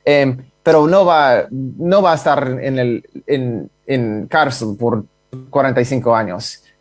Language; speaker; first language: Spanish; non-native, fluent; English